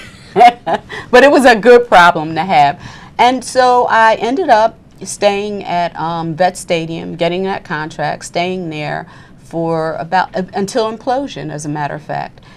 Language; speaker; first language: English; native; English